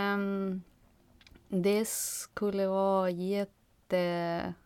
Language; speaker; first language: Swedish; non-native, fluent; Spanish